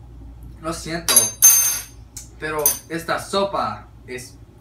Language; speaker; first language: Spanish; non-native, learner; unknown